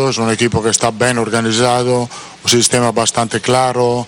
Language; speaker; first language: Portuguese; non-native, fluent; Italian